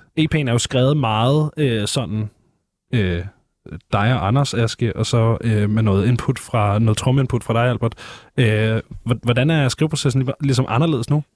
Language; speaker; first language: Danish; native; Danish